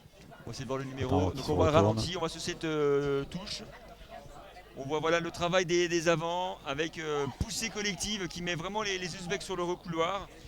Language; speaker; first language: French; native; French